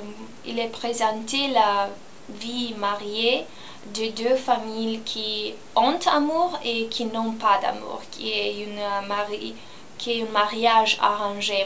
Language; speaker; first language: French; non-native, learner; Romanian